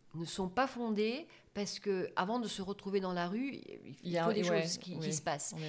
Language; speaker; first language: French; non-native, fluent; German